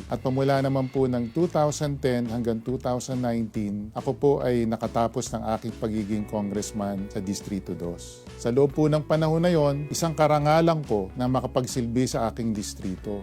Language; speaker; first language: Filipino; native; Filipino